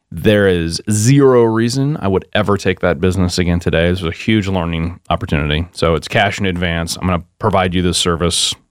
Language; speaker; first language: English; native; English